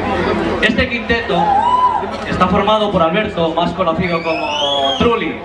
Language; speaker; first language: Spanish; native; Spanish